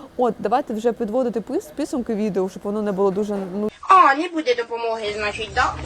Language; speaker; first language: Ukrainian; non-native, local second language; Russian